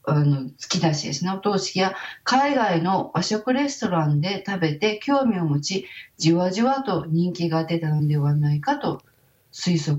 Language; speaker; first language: Japanese; native; Japanese